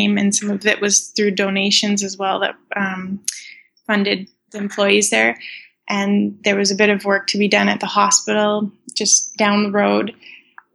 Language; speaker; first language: English; native; English